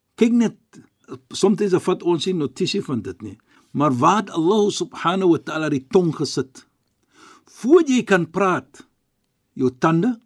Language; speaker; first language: Afrikaans; non-native, fluent; Arabic